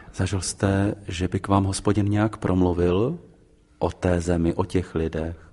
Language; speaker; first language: Czech; native; Czech